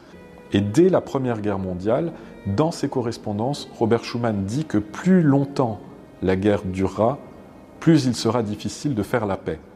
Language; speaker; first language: French; native; French